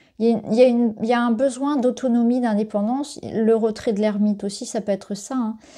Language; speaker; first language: French; native; French